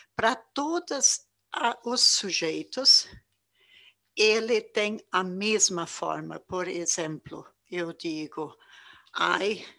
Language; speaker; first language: Portuguese; non-native, fluent; German